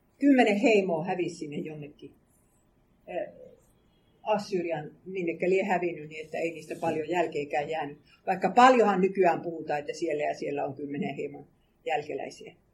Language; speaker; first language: Finnish; native; Finnish